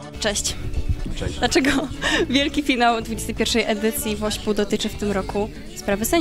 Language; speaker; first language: Polish; native; Polish